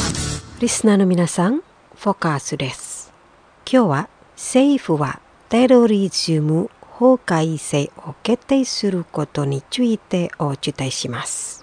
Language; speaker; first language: Japanese; non-native, fluent; Indonesian